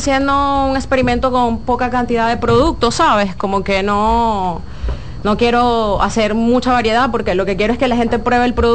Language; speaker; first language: Spanish; native; Spanish